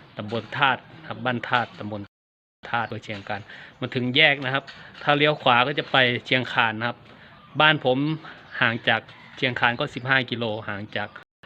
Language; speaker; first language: Thai; native; Thai